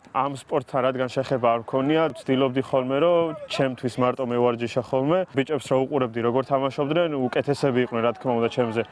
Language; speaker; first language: Georgian; native; Georgian